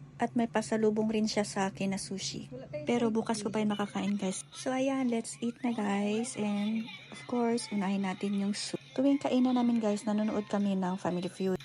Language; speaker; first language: Filipino; native; Filipino